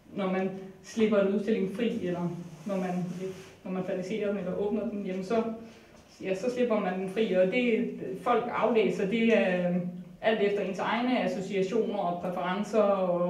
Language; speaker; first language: Danish; native; Danish